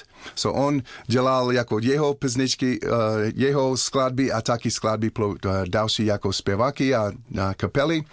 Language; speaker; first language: Czech; non-native, learner; English